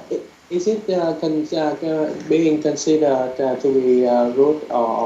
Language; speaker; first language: English; non-native, learner; Vietnamese